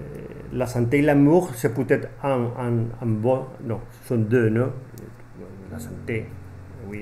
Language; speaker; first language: French; non-native, fluent; Spanish